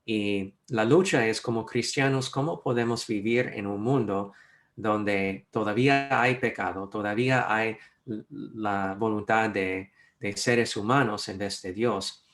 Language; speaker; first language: Spanish; non-native, fluent; English